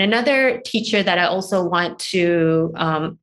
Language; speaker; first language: English; non-native, local second language; Malay